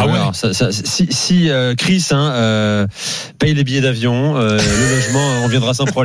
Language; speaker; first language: French; native; French